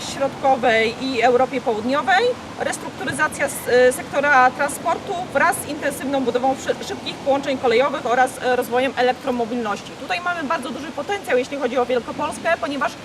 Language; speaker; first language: Polish; native; Polish